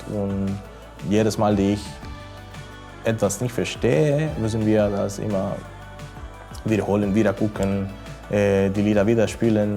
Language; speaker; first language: German; non-native, fluent; Spanish